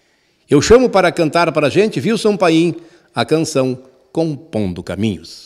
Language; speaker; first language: Portuguese; native; Portuguese